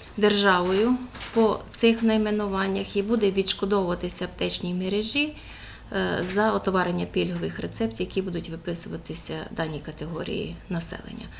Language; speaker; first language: Ukrainian; native; Ukrainian